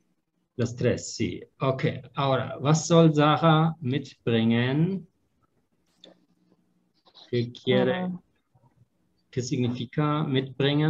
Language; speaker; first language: Spanish; non-native, fluent; German